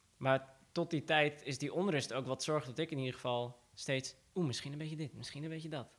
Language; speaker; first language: Dutch; early bilingual, other home language; Assyrian Neo-Aramaic